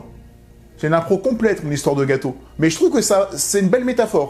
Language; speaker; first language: French; native; French